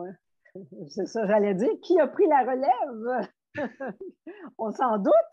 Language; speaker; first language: French; native; French